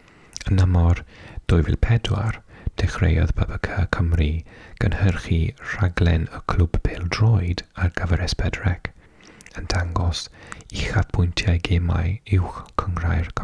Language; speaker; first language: Welsh; non-native, fluent; English